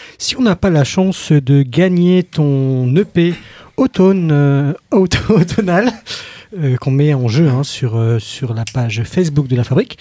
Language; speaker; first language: French; native; French